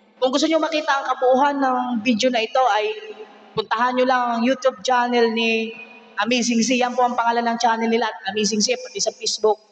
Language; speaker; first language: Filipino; non-native, local second language; Cebuano